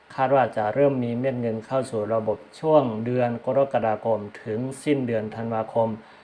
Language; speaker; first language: Thai; non-native, local second language; Shan